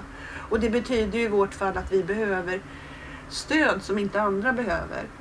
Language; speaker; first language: Swedish; native; Swedish